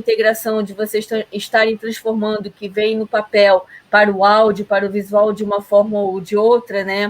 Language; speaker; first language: Portuguese; native; Portuguese